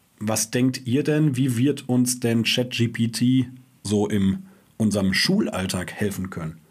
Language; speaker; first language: German; native; German